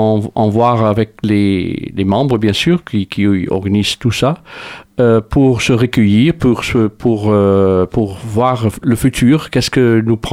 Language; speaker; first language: French; non-native, fluent; Dutch